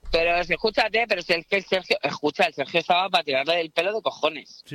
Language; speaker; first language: Spanish; native; Spanish